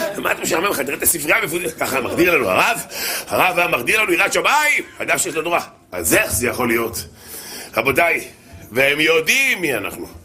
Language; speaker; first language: Hebrew; native; Hebrew